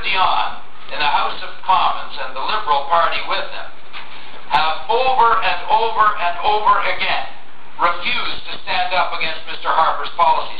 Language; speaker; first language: English; native; English